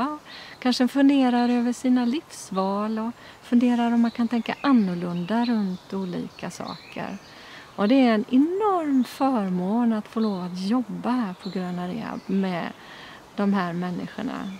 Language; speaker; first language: Swedish; native; Swedish